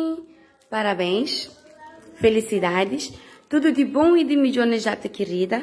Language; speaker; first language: Portuguese; non-native, local second language; Kabuverdianu